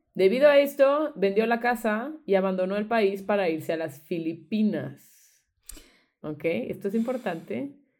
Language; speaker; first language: Spanish; native; Spanish